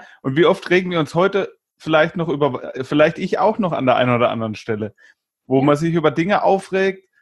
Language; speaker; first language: German; native; German